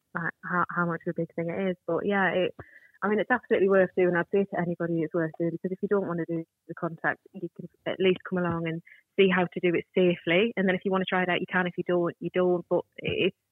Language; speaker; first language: English; native; English